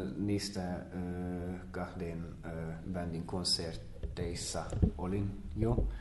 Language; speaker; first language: Finnish; non-native, fluent; Hungarian